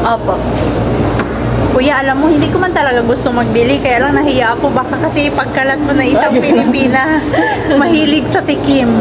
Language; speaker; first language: Filipino; non-native, local second language; Cebuano